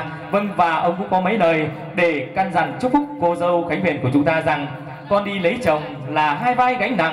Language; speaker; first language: Vietnamese; native; Vietnamese